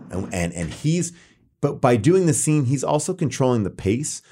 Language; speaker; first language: English; native; English